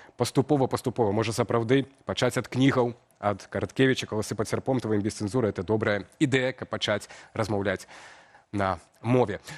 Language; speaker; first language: Belarusian; native; Belarusian